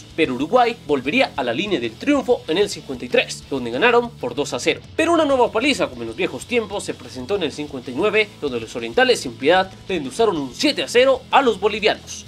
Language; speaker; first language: Spanish; native; Spanish